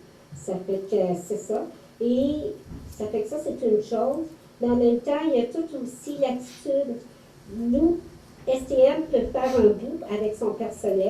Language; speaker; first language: French; native; French